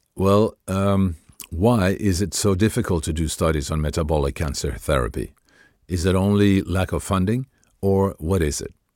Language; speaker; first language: English; non-native, fluent; Norwegian